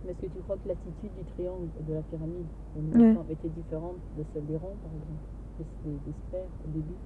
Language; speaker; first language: French; native; French